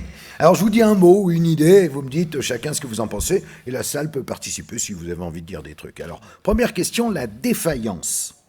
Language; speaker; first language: French; native; French